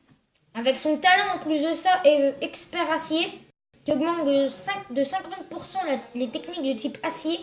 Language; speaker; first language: French; native; French